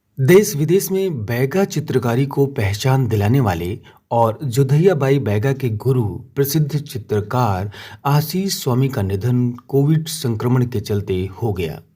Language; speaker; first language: Hindi; native; Hindi